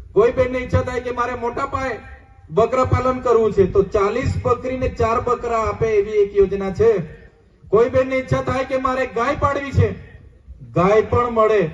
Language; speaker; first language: Gujarati; non-native, local second language; Vasavi